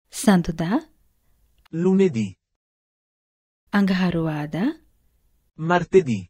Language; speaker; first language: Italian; non-native, fluent; Sinhala